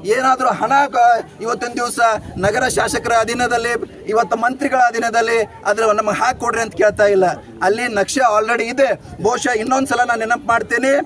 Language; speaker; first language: Kannada; non-native, local second language; Lambadi